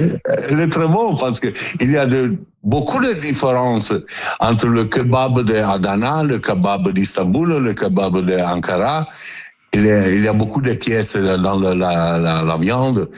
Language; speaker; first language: French; non-native, learner; Italian